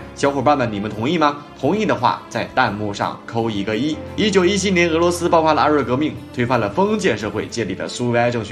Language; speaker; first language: Chinese; native; Chinese